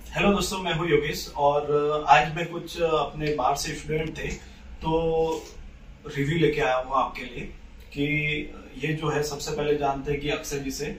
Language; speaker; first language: Hindi; native; Hindi